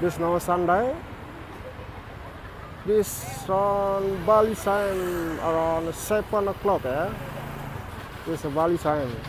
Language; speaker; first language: English; non-native, learner; Indonesian